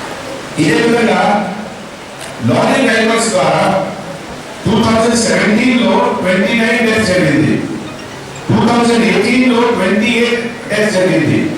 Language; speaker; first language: Telugu; non-native, fluent; Hindi